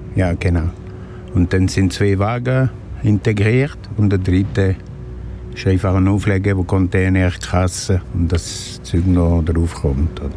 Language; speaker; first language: German; non-native, local second language; French